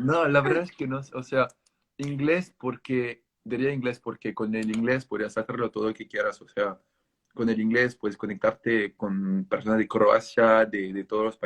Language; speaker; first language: Spanish; non-native, fluent; French